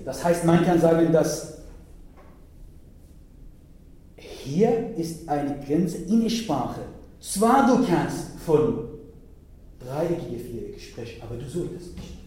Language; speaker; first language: German; non-native, learner; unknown